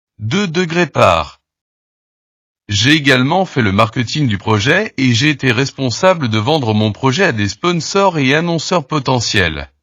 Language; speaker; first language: French; non-native, learner; Portuguese